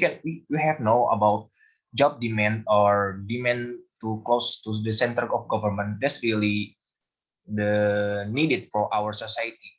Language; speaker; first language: English; non-native, learner; Indonesian